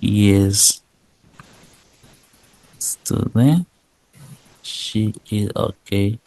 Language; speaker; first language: English; non-native, fluent; Haitian Creole